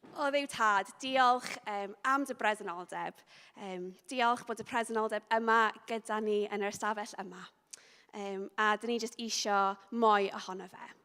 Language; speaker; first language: Welsh; non-native, local second language; English